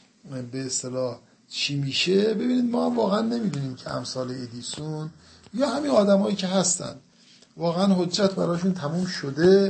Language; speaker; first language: Persian; native; Persian